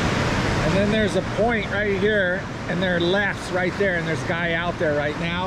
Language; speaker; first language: English; native; English